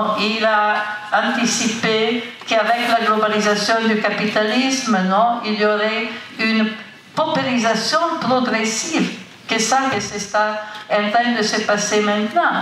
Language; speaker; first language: French; non-native, fluent; Italian